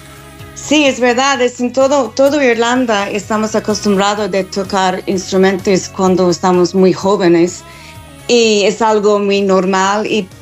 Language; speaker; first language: Spanish; non-native, fluent; English